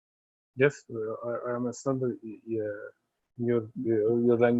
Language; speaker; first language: English; non-native, learner; Arabic